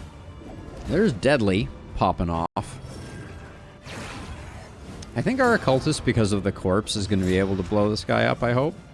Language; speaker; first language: English; native; English